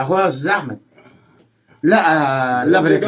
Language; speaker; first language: Arabic; native; Arabic